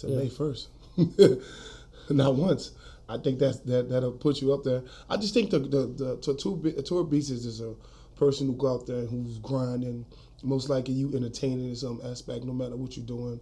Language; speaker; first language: English; native; English